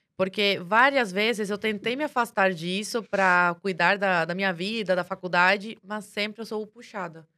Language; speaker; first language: Portuguese; early bilingual, other home language; Spanish